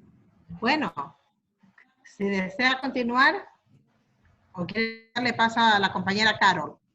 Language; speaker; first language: Spanish; native; Spanish